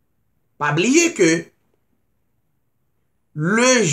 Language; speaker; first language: French; non-native, local second language; Haitian Creole